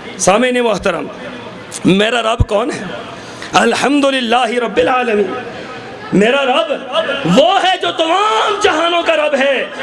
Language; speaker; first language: Urdu; non-native, local second language; Pahari-Potwari